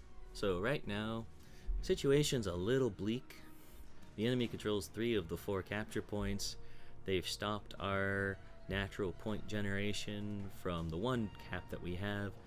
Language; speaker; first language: English; native; English